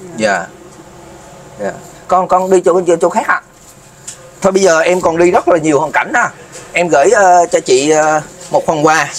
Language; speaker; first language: Vietnamese; native; Vietnamese